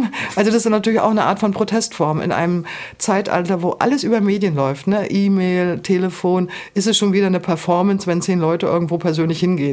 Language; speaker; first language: German; native; German